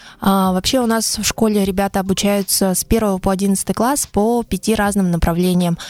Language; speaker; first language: Russian; native; Russian